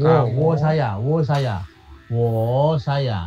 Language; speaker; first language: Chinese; non-native, learner; Indonesian